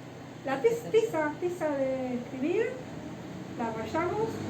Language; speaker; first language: Spanish; native; Spanish